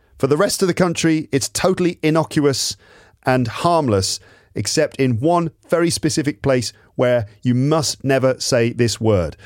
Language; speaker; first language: English; native; English